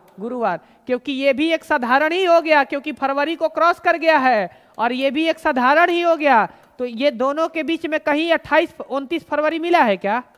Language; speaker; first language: Hindi; native; Hindi